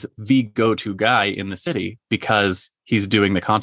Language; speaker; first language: English; native; English